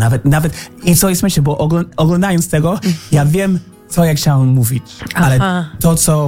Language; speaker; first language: Polish; non-native, learner; English